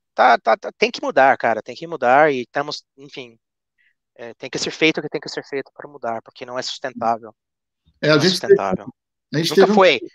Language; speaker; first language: Portuguese; non-native, fluent; English